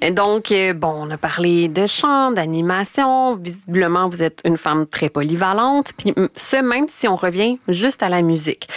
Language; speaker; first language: French; native; French